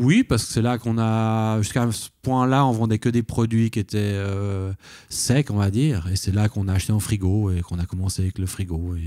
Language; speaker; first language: French; native; French